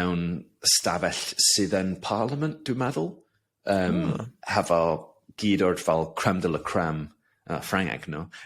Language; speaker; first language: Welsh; non-native, local second language; English